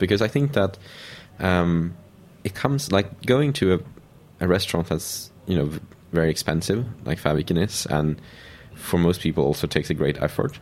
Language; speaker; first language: English; non-native, fluent; Swedish